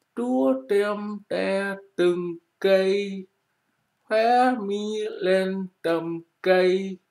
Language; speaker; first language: Vietnamese; native; Vietnamese